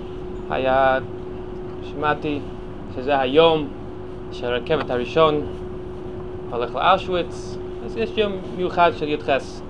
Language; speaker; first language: Hebrew; non-native, fluent; English